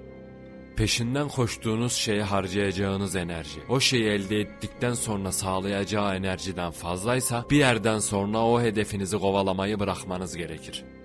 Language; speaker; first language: Turkish; native; Turkish